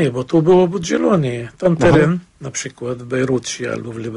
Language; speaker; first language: Polish; non-native, fluent; Arabic